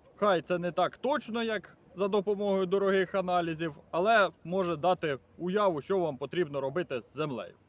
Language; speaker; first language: Ukrainian; native; Ukrainian